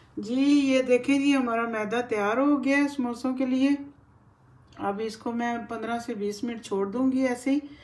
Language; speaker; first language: Hindi; native; Hindi